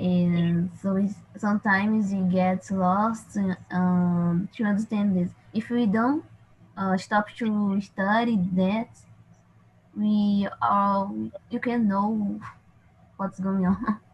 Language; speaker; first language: English; non-native, learner; Portuguese